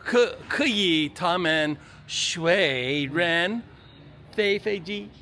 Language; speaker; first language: Chinese; non-native, learner; English